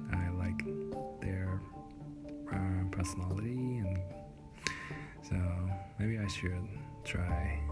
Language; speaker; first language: English; non-native, fluent; Japanese